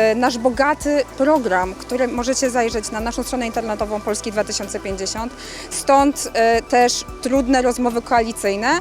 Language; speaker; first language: Polish; native; Polish